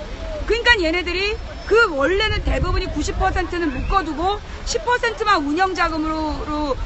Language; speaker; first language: Korean; native; Korean